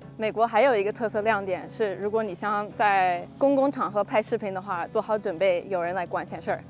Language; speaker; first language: Chinese; non-native, fluent; English